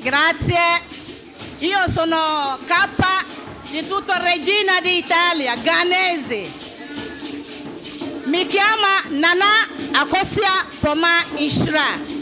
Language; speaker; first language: Italian; non-native, learner; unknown